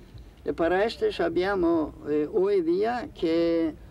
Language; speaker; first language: Spanish; non-native, fluent; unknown